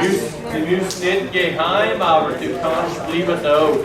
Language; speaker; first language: German; non-native, learner; English